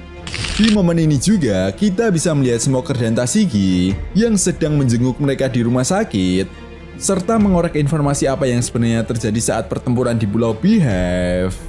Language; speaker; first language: Indonesian; native; Indonesian